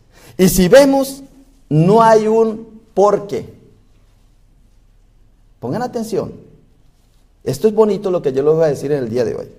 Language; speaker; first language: Spanish; native; Spanish